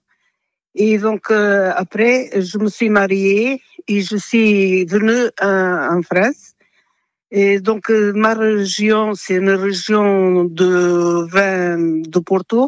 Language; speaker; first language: French; non-native, fluent; Portuguese